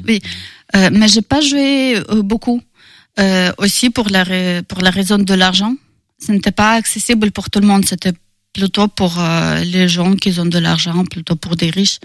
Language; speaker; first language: French; non-native, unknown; Russian